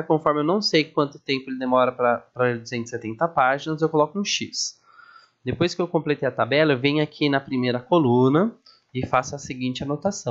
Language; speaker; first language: Portuguese; native; Portuguese